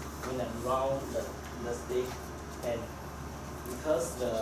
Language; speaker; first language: English; non-native, learner; Chinese